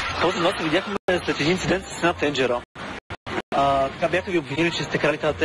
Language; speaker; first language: Bulgarian; native; Bulgarian